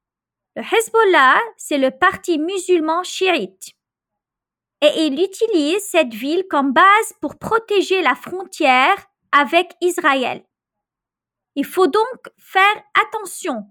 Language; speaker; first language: French; non-native, local second language; Arabic